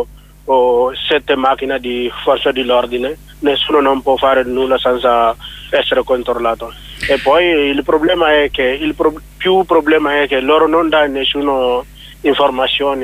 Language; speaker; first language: Italian; non-native, learner; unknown